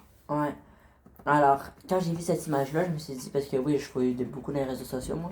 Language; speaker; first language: French; native; French